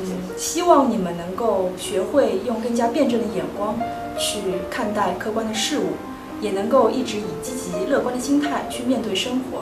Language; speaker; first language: Chinese; native; Chinese